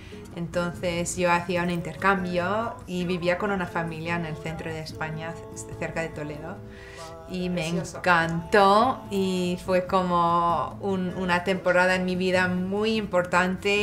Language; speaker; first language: Spanish; non-native, fluent; English